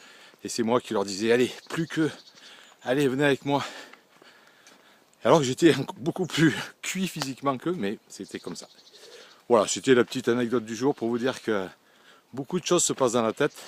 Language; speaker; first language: French; native; French